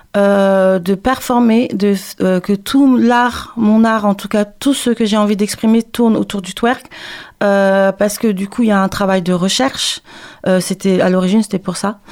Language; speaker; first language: French; native; French